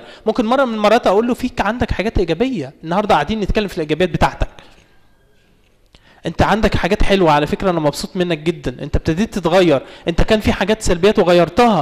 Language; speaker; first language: Arabic; native; Arabic